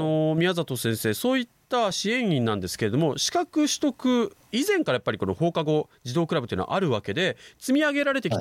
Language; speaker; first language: Japanese; native; Japanese